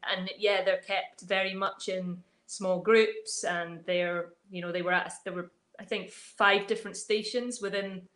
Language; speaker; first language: English; native; English